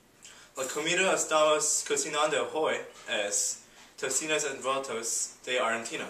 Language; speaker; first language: Spanish; non-native, learner; English